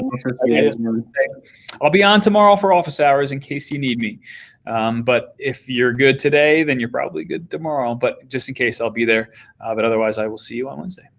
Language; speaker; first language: English; native; English